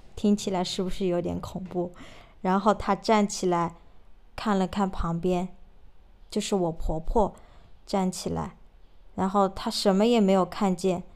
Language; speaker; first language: Chinese; native; Chinese